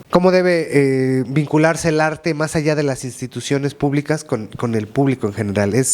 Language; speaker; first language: Spanish; native; Spanish